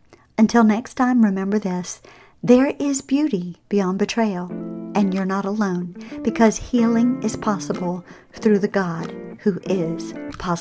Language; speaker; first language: English; native; English